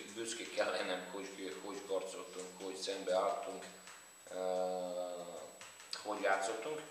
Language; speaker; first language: Hungarian; non-native, learner; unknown